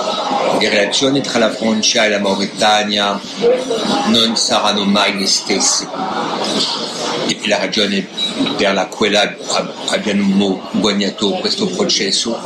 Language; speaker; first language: Italian; non-native, fluent; French